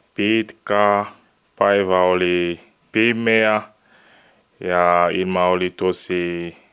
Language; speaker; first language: Finnish; non-native, learner; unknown